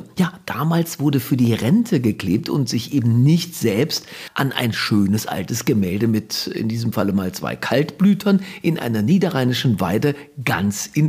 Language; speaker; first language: German; native; German